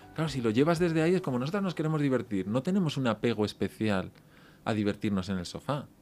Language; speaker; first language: Spanish; native; Spanish